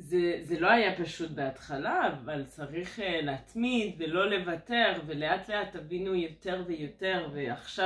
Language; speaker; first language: Hebrew; non-native, fluent; French